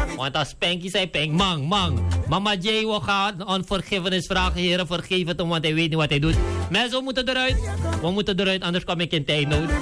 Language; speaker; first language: Dutch; native; Dutch